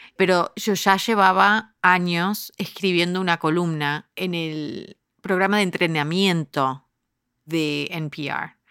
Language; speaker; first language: Spanish; early bilingual, heritage; Spanish